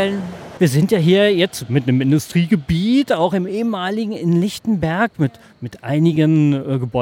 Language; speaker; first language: German; native; German